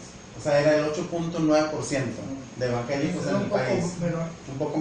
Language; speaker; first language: Spanish; native; Spanish